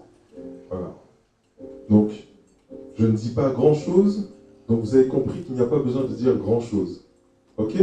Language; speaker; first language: French; native; French